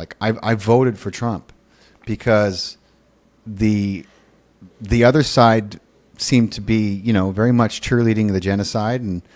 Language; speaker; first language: English; native; English